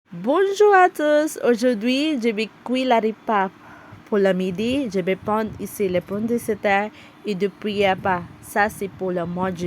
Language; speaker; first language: French; non-native, learner; Cebuano